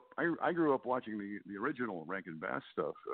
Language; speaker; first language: English; native; English